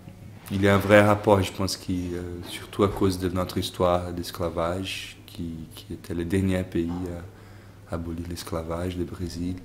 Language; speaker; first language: French; non-native, fluent; Portuguese